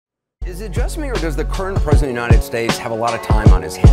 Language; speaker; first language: English; native; English